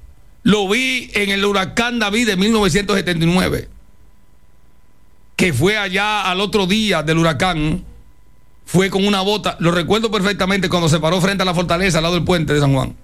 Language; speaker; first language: Spanish; native; Spanish